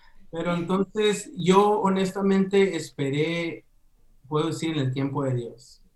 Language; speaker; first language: Spanish; early bilingual, heritage; Spanish